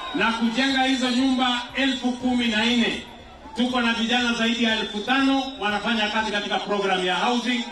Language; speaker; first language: Swahili; non-native, local second language; Kalenjin